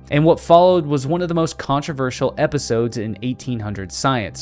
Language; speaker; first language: English; native; English